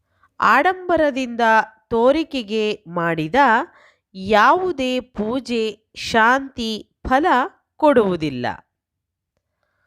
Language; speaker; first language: Kannada; native; Kannada